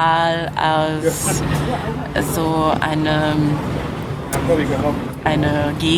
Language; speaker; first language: German; non-native, fluent; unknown